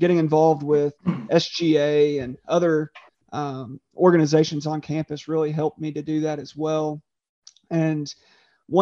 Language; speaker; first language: English; native; English